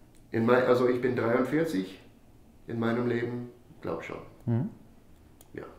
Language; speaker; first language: German; non-native, fluent; English